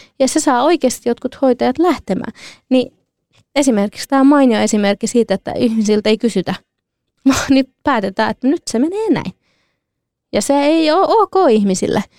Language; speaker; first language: Finnish; early bilingual, other home language; Kurdish